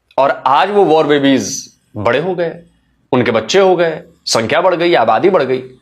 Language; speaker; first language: Hindi; native; Hindi